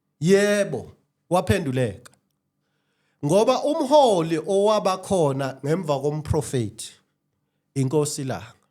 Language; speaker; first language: Zulu; native; Zulu